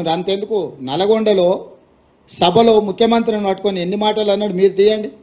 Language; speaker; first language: Telugu; native; Telugu